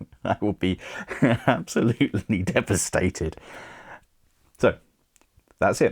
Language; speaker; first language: English; native; English